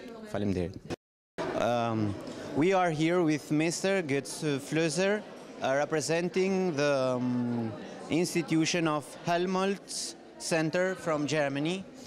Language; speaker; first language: English; non-native, fluent; Albanian